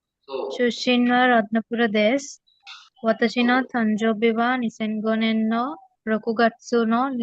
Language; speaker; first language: Japanese; non-native, learner; Sinhala